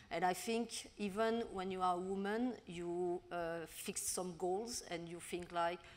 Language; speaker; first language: English; non-native, learner; French